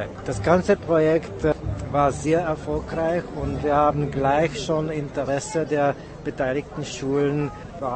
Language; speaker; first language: German; non-native, fluent; Czech